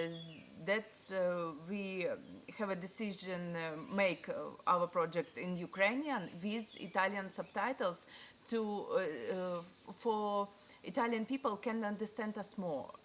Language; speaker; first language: English; non-native, learner; Ukrainian